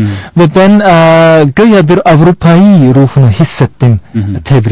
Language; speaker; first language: Turkish; non-native, fluent; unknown